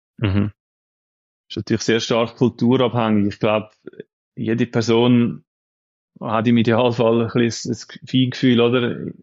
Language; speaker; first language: German; native; German